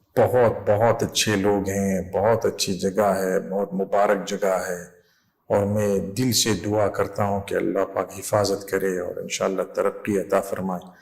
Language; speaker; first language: Urdu; non-native, fluent; English